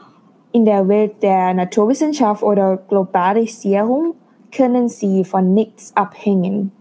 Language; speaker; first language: German; non-native, fluent; Thai